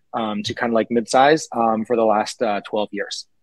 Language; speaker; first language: English; early bilingual, other home language; Spanish